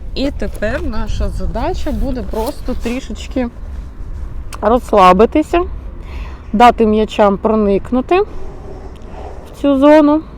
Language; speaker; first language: Ukrainian; non-native, local second language; Russian